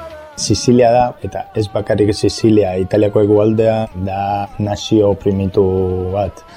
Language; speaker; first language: Basque; non-native, fluent; Italian